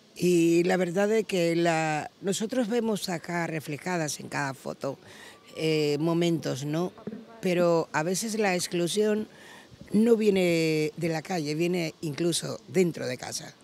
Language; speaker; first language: Spanish; native; Spanish